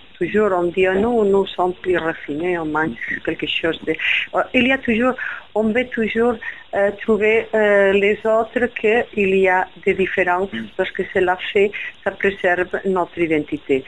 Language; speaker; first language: French; non-native, fluent; Spanish